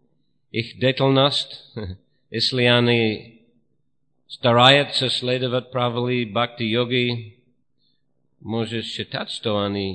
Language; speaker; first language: Russian; non-native, fluent; English